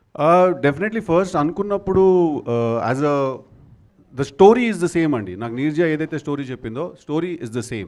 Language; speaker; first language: Telugu; native; Telugu